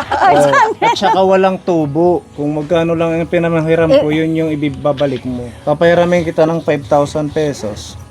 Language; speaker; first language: Filipino; native; Filipino